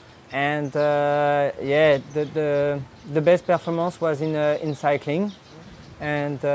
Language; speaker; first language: English; non-native, learner; French